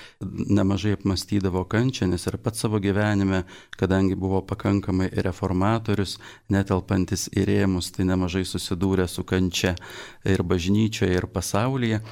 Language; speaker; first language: Lithuanian; native; Lithuanian